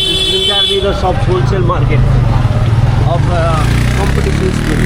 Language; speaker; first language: English; non-native, local second language; Hindi